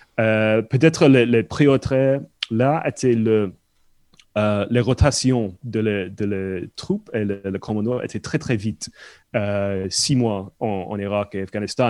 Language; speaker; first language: French; non-native, fluent; English